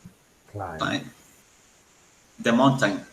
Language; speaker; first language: English; non-native, learner; Spanish